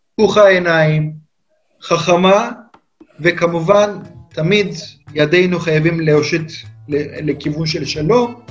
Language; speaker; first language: Hebrew; non-native, fluent; Turkish